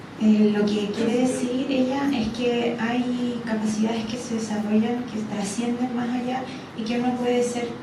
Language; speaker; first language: Spanish; native; Spanish